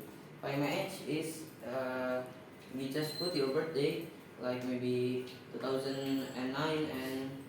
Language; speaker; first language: English; non-native, learner; Indonesian